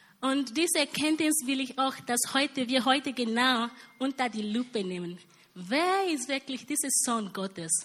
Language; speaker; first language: German; non-native, learner; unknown